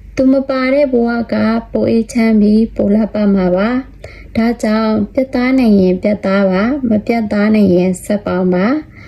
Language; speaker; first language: Burmese; non-native, local second language; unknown